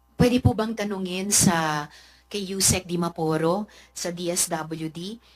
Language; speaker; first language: Filipino; native; Filipino